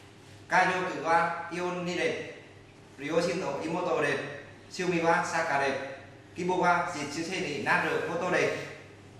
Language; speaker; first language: Japanese; non-native, learner; Vietnamese